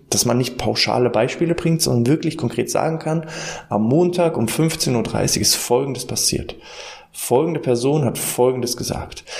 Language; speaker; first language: German; native; German